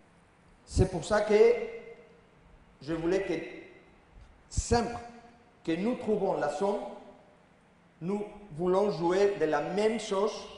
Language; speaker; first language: French; non-native, learner; Spanish